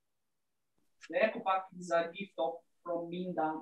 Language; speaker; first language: English; non-native, learner; Italian